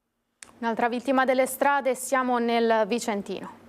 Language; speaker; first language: Italian; native; Italian